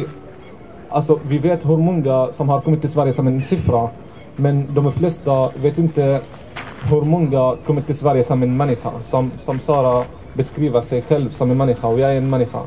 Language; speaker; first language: Swedish; non-native, fluent; Arabic